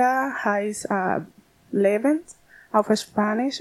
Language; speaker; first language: German; non-native, learner; Spanish